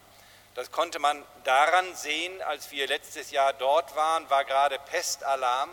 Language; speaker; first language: German; native; German